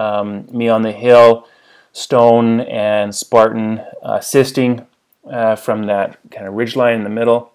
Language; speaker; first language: English; native; English